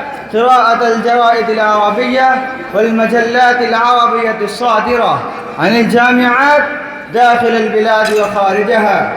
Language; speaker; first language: Arabic; non-native, learner; Urdu